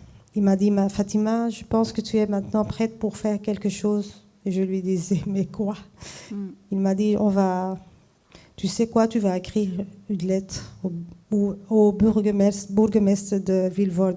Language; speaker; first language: French; non-native, fluent; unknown